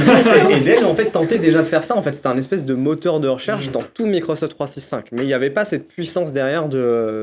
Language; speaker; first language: French; native; French